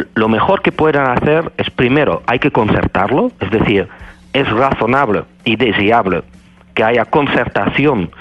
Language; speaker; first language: Spanish; non-native, fluent; Dutch